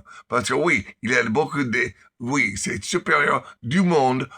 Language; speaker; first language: French; non-native, learner; English